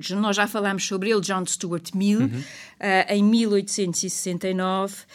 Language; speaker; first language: Portuguese; native; Portuguese